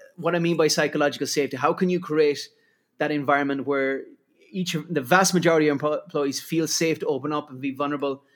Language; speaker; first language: English; native; English